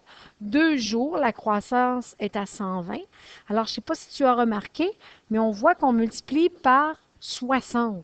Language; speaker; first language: French; native; French